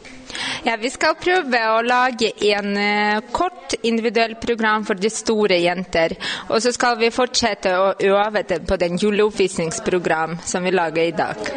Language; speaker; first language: Norwegian; non-native, fluent; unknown